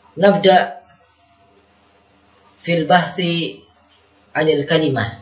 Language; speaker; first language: Arabic; non-native, fluent; Indonesian